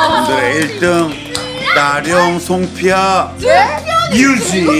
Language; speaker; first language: Korean; native; Korean